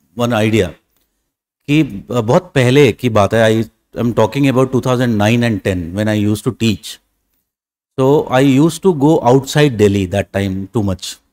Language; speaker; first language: Hindi; native; Hindi